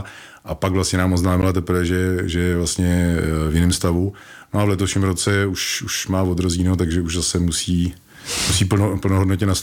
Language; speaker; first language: Czech; native; Czech